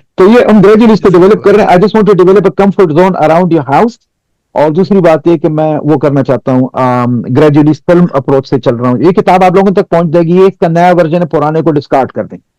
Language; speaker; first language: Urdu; non-native, local second language; Pashto